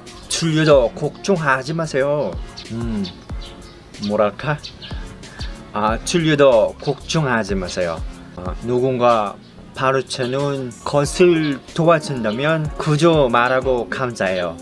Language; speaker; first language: Korean; non-native, fluent; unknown